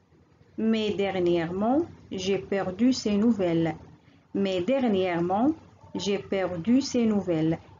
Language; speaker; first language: French; non-native, local second language; Arabic